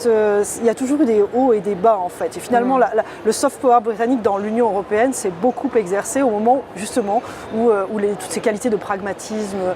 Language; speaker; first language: French; native; French